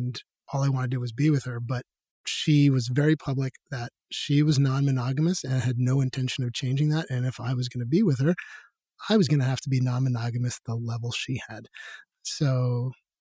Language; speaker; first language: English; native; English